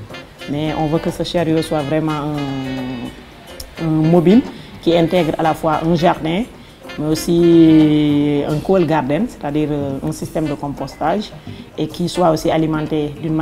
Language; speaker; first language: French; non-native, local second language; Wolof